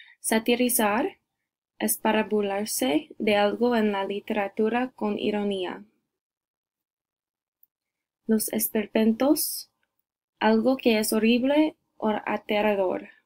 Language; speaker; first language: Spanish; non-native, learner; English